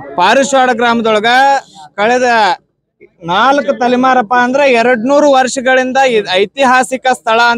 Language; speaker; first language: Kannada; native; Kannada